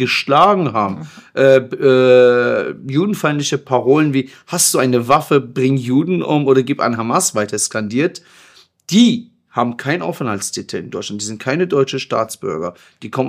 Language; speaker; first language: German; non-native, fluent; Persian